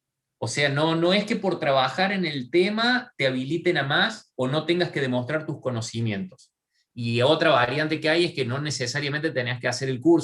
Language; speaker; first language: Spanish; native; Spanish